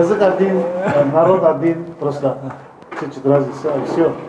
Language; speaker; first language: Russian; non-native, learner; Turkish